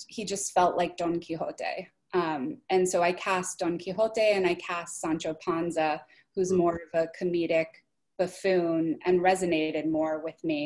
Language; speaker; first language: English; native; English